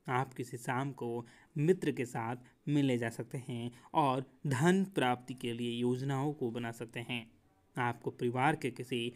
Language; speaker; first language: Hindi; native; Hindi